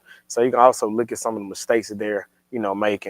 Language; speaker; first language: English; native; English